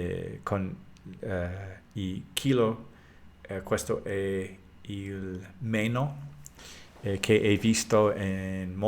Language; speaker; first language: Italian; non-native, learner; English